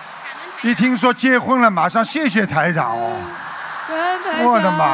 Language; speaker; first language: Chinese; native; Chinese